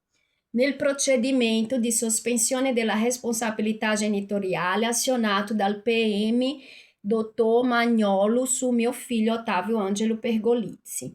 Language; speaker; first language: Italian; non-native, fluent; Portuguese